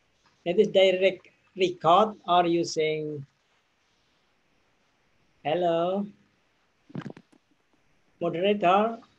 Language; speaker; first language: English; non-native, fluent; Indonesian